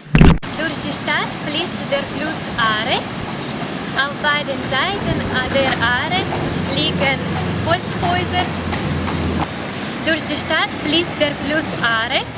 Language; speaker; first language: German; non-native, fluent; Russian